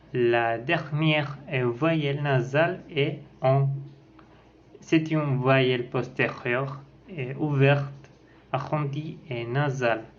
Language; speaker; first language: French; non-native, learner; Spanish